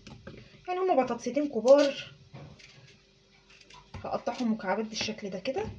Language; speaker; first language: Arabic; native; Arabic